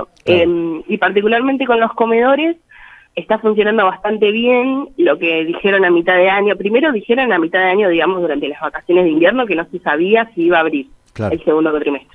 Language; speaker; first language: Spanish; native; Spanish